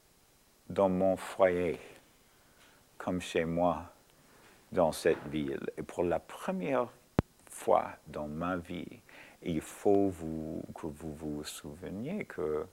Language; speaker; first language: French; non-native, fluent; English